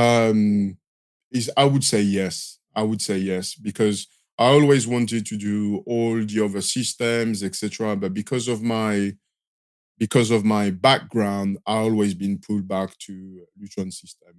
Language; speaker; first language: English; non-native, fluent; French